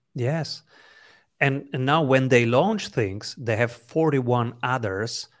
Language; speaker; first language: English; non-native, fluent; Italian